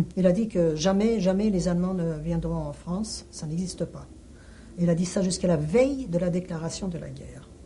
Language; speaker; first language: French; early bilingual, other home language; Hungarian